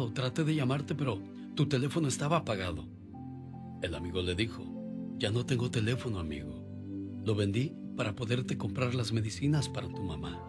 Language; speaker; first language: Spanish; native; Spanish